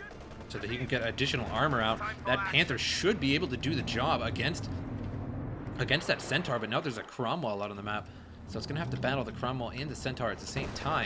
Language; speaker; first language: English; native; English